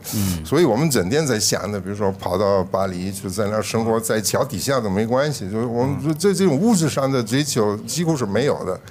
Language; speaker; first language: Chinese; non-native, fluent; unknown